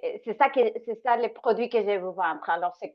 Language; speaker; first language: French; non-native, fluent; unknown